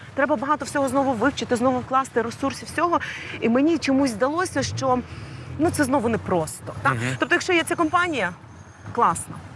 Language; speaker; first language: Ukrainian; native; Ukrainian